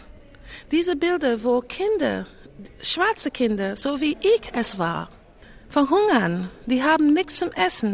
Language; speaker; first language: German; non-native, fluent; English